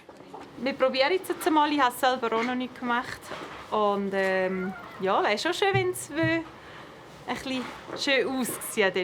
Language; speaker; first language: German; native; German